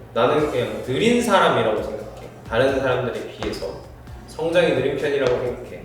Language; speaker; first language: Korean; native; Korean